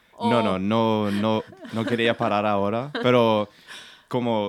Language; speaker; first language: Spanish; non-native, learner; Portuguese